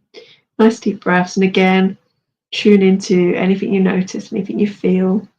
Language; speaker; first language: English; native; English